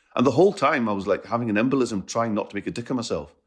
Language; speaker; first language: English; native; English